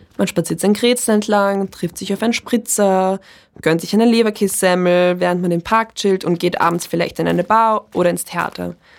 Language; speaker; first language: German; early bilingual, other home language; Polish